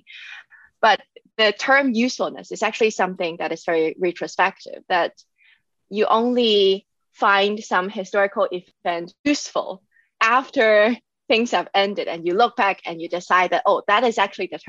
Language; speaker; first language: English; non-native, local second language; Cantonese